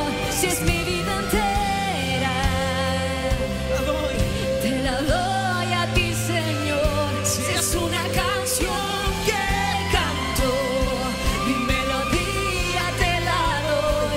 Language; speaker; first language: Spanish; native; Spanish